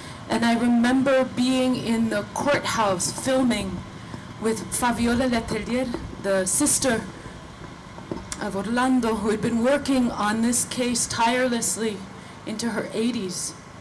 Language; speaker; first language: English; native; English